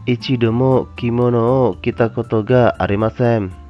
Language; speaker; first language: Japanese; non-native, fluent; Indonesian